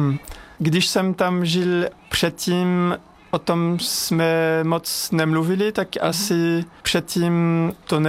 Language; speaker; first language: Czech; non-native, fluent; French